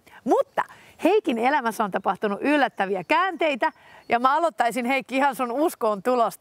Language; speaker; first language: Finnish; native; Finnish